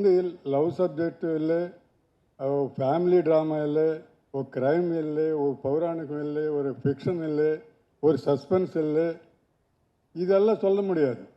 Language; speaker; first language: Tamil; non-native, learner; Telugu